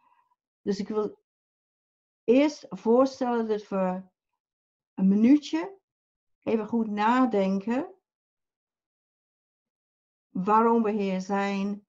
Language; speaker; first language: Dutch; non-native, fluent; English